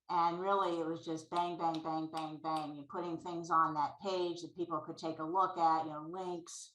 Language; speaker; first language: English; native; English